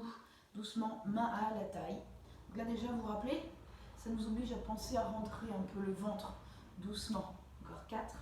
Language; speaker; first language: French; native; French